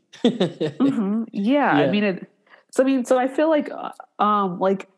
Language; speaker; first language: English; native; English